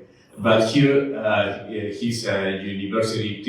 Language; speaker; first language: English; non-native, learner; Spanish